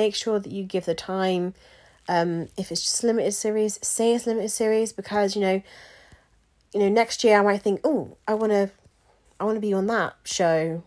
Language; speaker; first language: English; native; English